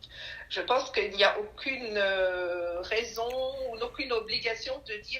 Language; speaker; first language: French; native; French